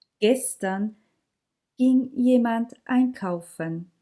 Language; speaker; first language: German; non-native, learner; Turkish